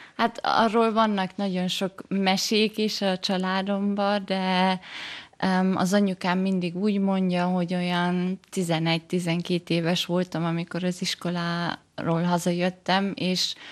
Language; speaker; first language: Hungarian; early bilingual, heritage; German